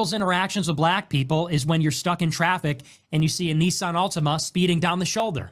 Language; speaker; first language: English; native; English